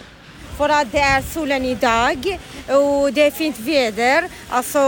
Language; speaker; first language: Swedish; non-native, learner; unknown